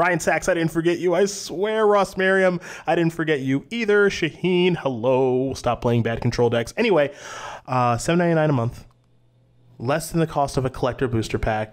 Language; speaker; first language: English; native; English